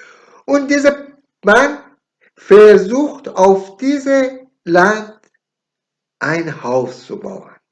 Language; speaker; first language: German; non-native, learner; Persian